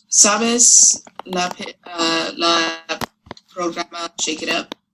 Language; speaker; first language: Spanish; non-native, learner; English